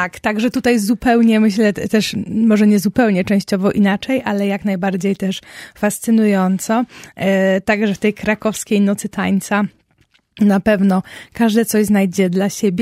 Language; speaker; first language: Polish; native; Polish